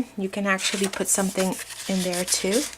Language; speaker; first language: English; native; English